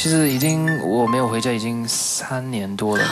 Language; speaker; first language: Chinese; early bilingual, heritage; Chinese